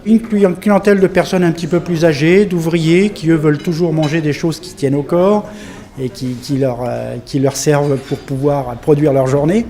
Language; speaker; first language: French; native; French